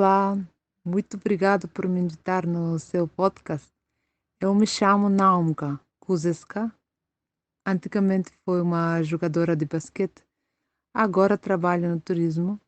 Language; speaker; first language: Portuguese; non-native, fluent; Macedonian